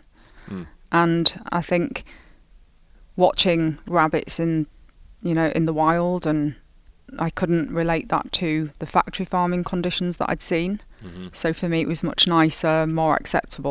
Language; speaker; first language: English; native; English